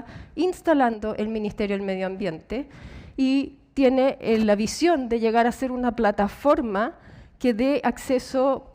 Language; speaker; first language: Spanish; native; Spanish